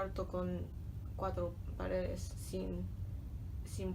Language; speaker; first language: Spanish; non-native, learner; English